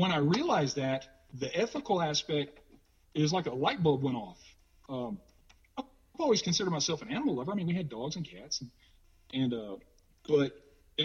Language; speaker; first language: English; native; English